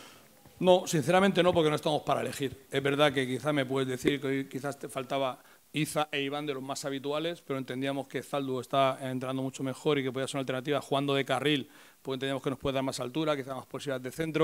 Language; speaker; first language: Spanish; native; Spanish